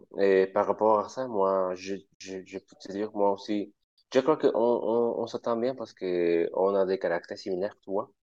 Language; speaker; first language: French; non-native, fluent; Spanish